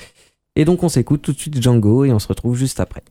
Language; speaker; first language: French; native; French